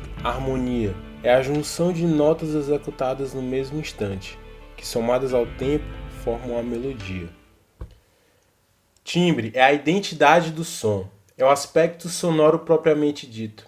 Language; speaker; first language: Portuguese; native; Portuguese